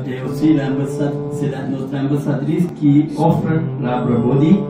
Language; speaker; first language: French; non-native, learner; Sinhala